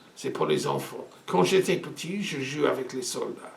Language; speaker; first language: French; non-native, fluent; English